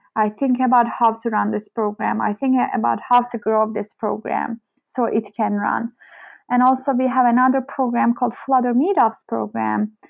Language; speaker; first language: English; non-native, fluent; Turkish